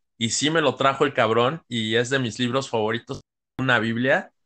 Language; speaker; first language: Spanish; native; Spanish